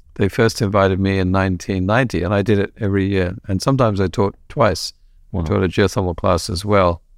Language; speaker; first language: English; native; English